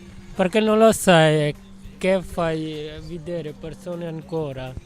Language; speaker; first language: Italian; non-native, learner; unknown